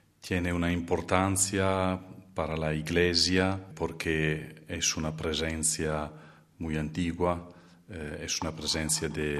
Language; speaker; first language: Spanish; non-native, fluent; Italian